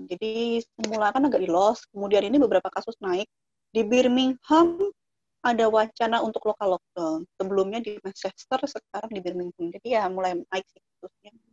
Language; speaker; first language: Indonesian; native; Indonesian